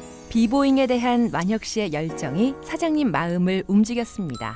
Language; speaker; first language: Korean; native; Korean